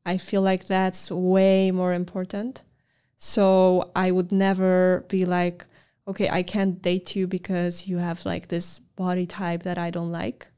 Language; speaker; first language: English; non-native, fluent; Polish